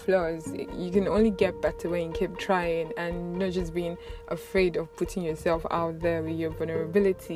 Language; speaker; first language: English; non-native, local second language; Igbo